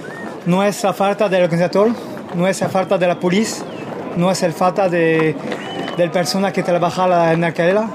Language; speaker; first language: Spanish; non-native, learner; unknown